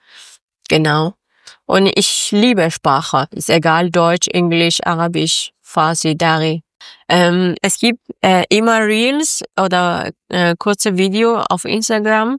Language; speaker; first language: German; non-native, learner; Persian